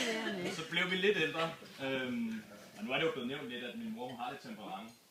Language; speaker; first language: Danish; native; Danish